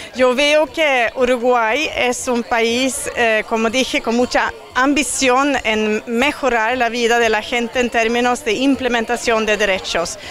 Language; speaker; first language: Spanish; non-native, fluent; Swedish